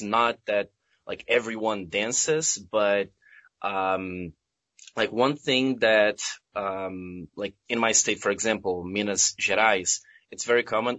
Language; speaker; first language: English; non-native, fluent; Portuguese